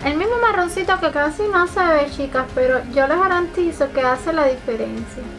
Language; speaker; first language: Spanish; native; Spanish